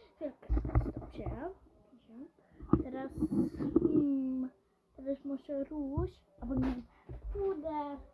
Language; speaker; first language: Polish; early bilingual, heritage; Polish